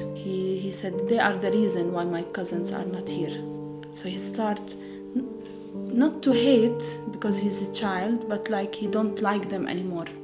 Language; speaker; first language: English; non-native, fluent; Arabic